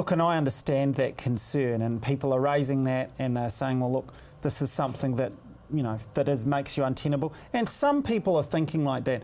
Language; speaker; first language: English; native; English